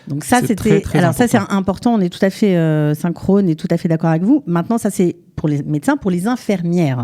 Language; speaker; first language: French; native; French